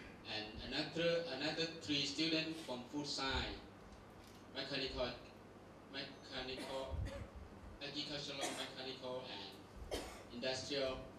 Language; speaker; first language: English; non-native, learner; Thai